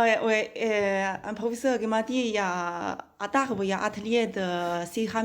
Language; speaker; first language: French; non-native, learner; Chinese